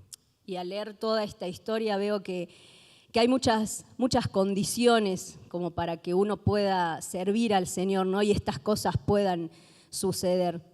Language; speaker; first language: Spanish; native; Spanish